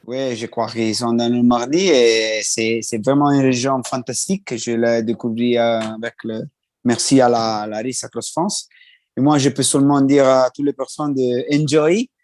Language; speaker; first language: French; non-native, learner; Italian